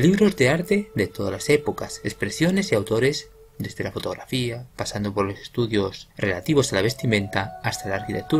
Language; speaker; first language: Spanish; native; Spanish